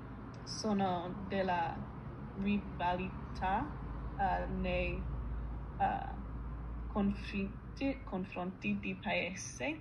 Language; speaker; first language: Italian; non-native, learner; English